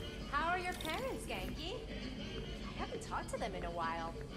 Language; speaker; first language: English; early bilingual, other home language; Spanish